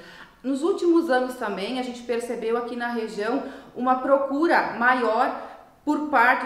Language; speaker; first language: Portuguese; native; Portuguese